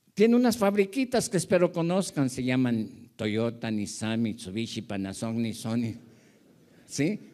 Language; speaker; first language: Spanish; early bilingual, other home language; Japanese